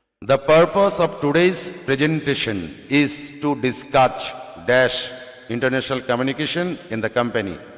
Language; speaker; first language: English; non-native, local second language; Bangla